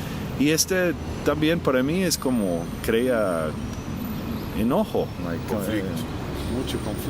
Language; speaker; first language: Spanish; non-native, fluent; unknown